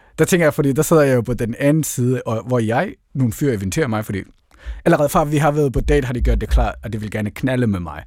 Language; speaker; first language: Danish; early bilingual, other home language; Somali